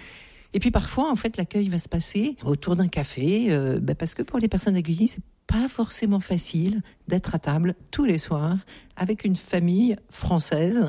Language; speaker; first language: French; native; French